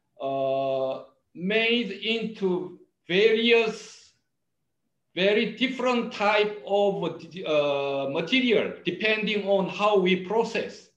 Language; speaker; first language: English; non-native, learner; Korean